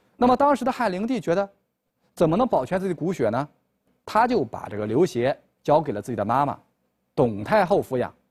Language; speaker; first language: Chinese; native; Chinese